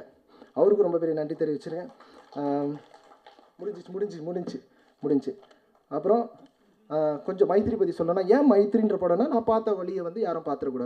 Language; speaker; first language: Tamil; native; Tamil